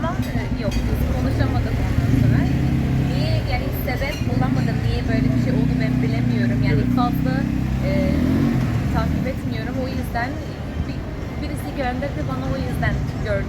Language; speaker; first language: Turkish; non-native, fluent; English